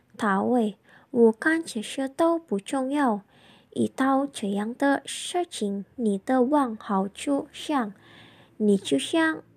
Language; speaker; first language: Chinese; non-native, learner; Indonesian